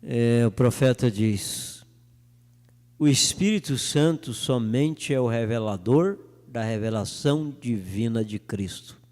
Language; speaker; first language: Portuguese; native; Portuguese